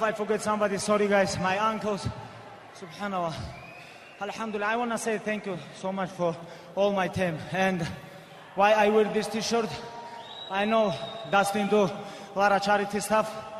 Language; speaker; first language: English; non-native, learner; Avaric